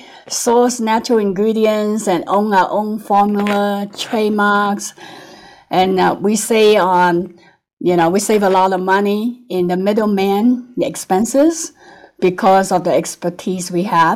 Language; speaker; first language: English; non-native, local second language; Cantonese